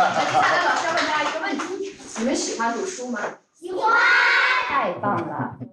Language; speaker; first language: Chinese; native; Chinese